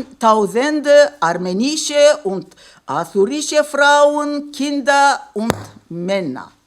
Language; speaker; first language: German; non-native, fluent; Kurdish